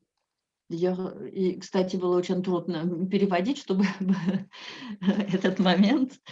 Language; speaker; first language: Russian; non-native, fluent; French